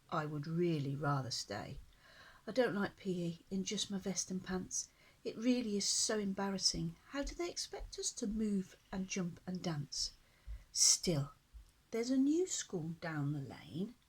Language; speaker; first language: English; native; English